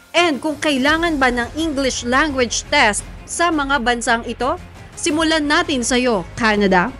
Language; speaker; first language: Filipino; native; Filipino